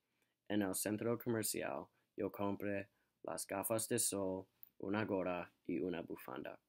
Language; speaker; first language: Spanish; non-native, learner; English